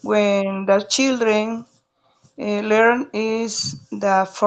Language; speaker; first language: English; non-native, learner; Spanish